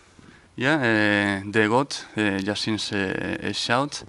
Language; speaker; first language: Danish; non-native, learner; Spanish